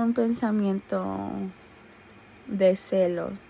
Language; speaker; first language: Spanish; native; Spanish